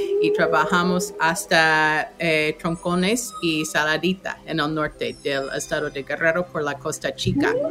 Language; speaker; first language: Spanish; non-native, fluent; English